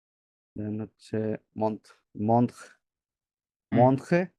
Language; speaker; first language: French; non-native, learner; Bangla